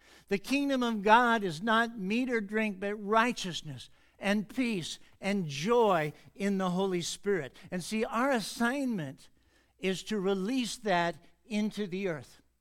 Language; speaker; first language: English; native; English